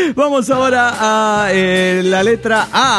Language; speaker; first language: Spanish; native; Spanish